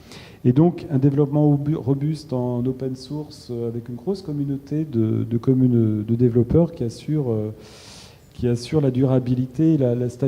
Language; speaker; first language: French; native; French